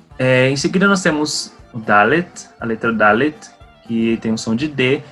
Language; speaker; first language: Portuguese; native; Portuguese